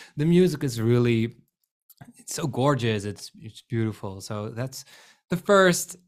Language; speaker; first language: English; non-native, fluent; Dutch